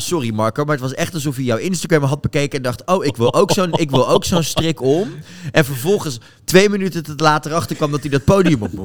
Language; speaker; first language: Dutch; native; Dutch